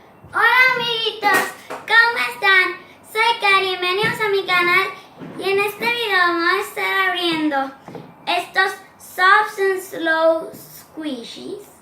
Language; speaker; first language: Spanish; early bilingual, heritage; Spanish